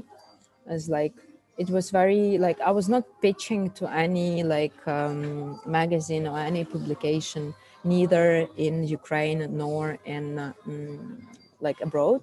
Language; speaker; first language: English; non-native, fluent; Russian